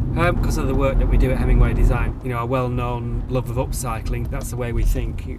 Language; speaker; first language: English; native; English